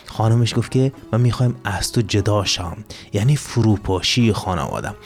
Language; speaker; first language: Persian; native; Persian